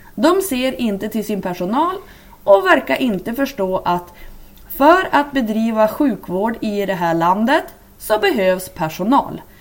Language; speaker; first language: Swedish; native; Swedish